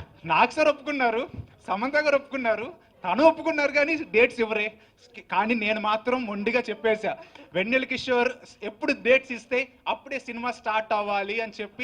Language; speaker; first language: Telugu; native; Telugu